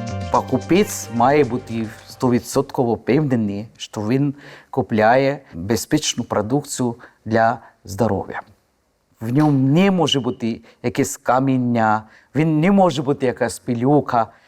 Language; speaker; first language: Ukrainian; non-native, fluent; Hindi